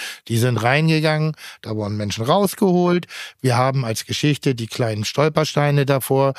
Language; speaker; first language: German; native; German